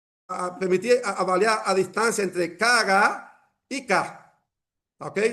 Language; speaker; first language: Portuguese; non-native, fluent; Spanish